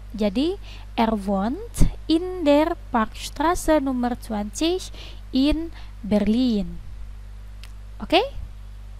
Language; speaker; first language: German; non-native, fluent; Indonesian